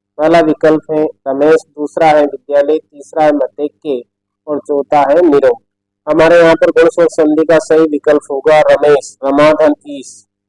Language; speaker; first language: Hindi; native; Hindi